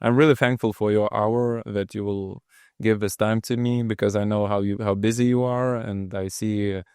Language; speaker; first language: English; non-native, fluent; Lithuanian